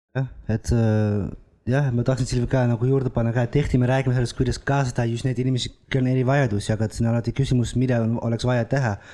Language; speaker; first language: Estonian; non-native, fluent; Dutch